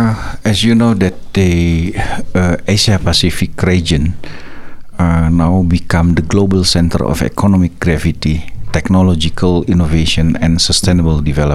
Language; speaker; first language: English; non-native, learner; Indonesian